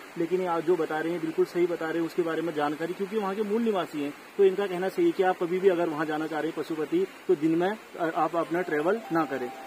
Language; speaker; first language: Hindi; native; Hindi